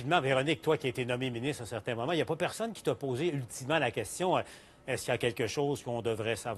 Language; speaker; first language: French; native; French